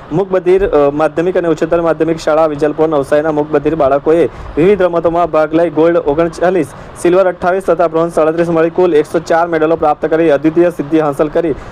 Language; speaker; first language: Gujarati; native; Gujarati